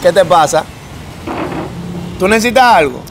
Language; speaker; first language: Spanish; native; Spanish